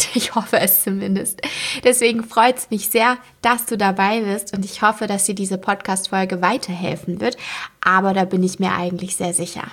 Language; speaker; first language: German; native; German